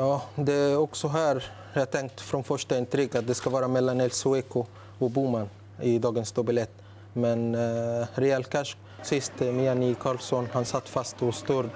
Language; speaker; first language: Swedish; non-native, learner; Arabic